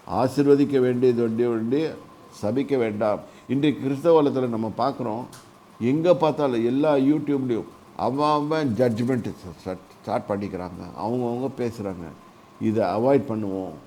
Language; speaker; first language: Tamil; native; Tamil